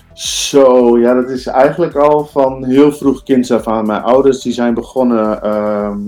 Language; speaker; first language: Dutch; native; Dutch